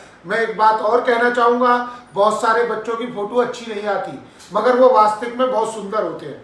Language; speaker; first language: Hindi; native; Hindi